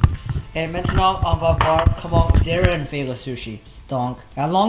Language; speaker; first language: French; non-native, learner; English